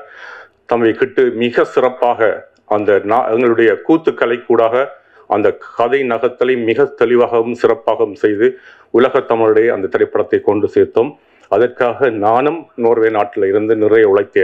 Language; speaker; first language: Tamil; native; Tamil